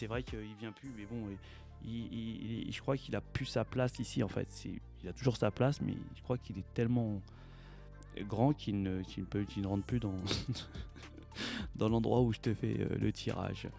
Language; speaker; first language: French; native; French